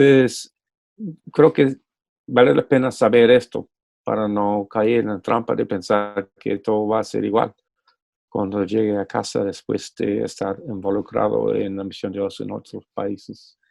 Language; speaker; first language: Spanish; non-native, fluent; English